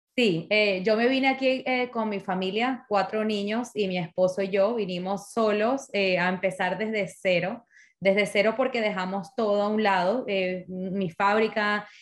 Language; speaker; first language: Spanish; native; Spanish